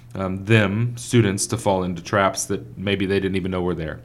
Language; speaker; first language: English; native; English